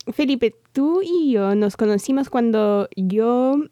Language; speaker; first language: Spanish; non-native, fluent; English